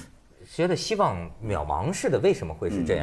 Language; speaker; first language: Chinese; native; Chinese